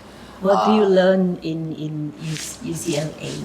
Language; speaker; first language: English; non-native, learner; Indonesian